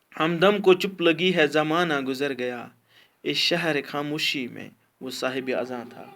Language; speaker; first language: Urdu; non-native, local second language; Kashmiri